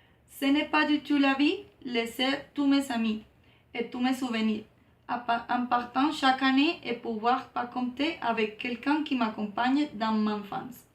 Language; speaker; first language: French; non-native, learner; Spanish